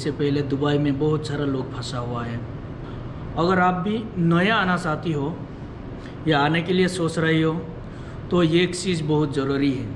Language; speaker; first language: Hindi; non-native, local second language; Bangla